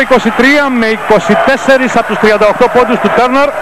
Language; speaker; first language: Greek; native; Greek